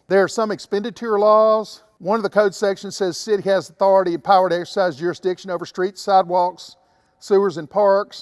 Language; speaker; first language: English; native; English